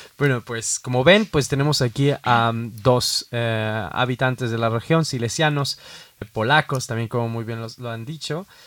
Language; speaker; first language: Spanish; native; Spanish